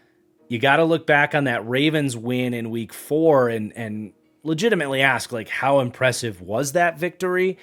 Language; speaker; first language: English; native; English